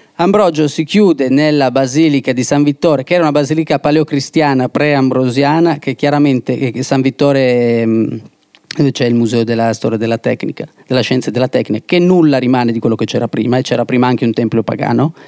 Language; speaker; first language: Italian; native; Italian